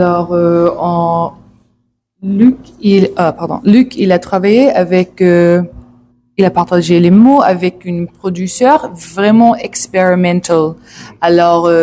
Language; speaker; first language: French; non-native, learner; English